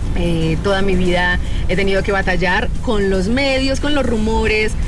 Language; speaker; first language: Spanish; native; Spanish